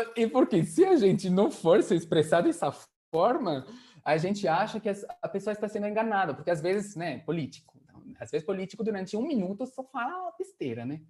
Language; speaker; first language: Portuguese; non-native, fluent; French